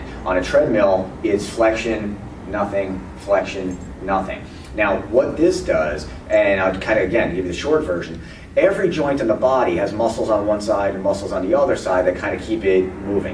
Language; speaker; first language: English; native; English